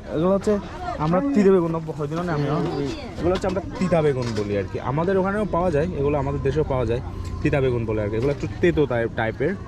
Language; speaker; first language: Bangla; non-native, local second language; Chakma